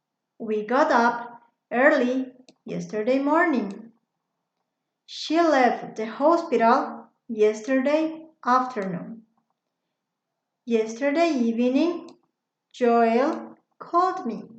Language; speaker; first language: English; non-native, fluent; Spanish